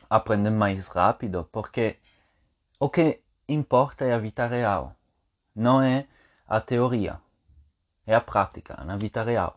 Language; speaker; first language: Portuguese; non-native, fluent; Italian